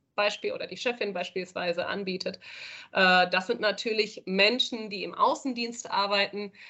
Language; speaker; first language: German; early bilingual, other home language; Spanish